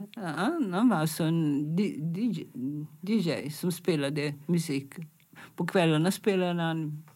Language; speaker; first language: Swedish; non-native, fluent; Italian